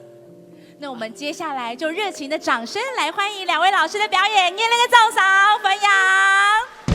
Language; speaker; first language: Chinese; native; Chinese